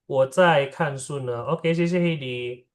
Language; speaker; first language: Chinese; non-native, fluent; Indonesian